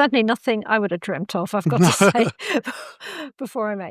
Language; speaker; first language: English; native; English